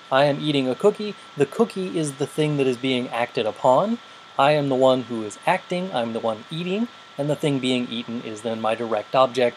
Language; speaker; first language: English; native; English